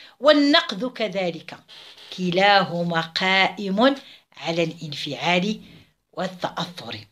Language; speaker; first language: Arabic; native; Arabic